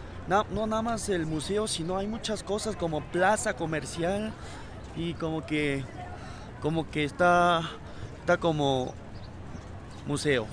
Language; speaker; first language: Spanish; non-native, fluent; Korean